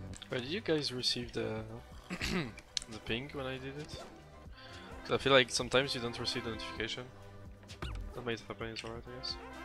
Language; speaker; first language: English; non-native, fluent; French